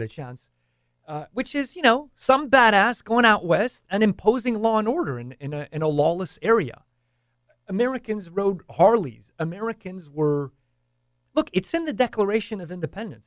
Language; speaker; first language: English; native; English